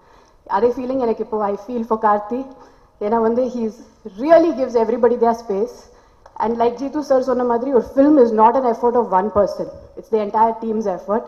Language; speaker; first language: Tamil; non-native, local second language; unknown